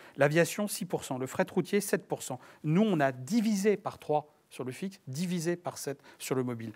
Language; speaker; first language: French; native; French